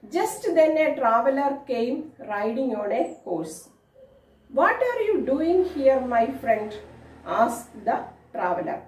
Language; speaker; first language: English; non-native, local second language; Malayalam